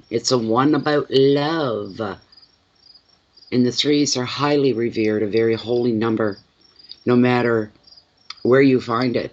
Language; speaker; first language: English; native; English